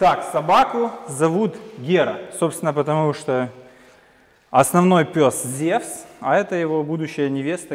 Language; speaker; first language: Russian; native; Russian